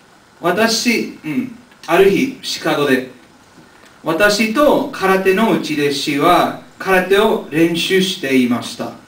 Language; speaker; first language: Japanese; non-native, learner; English